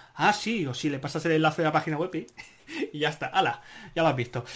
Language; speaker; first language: Spanish; native; Spanish